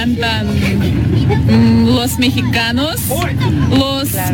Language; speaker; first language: Spanish; non-native, fluent; Russian